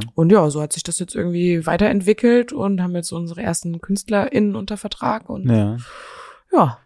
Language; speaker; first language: German; native; German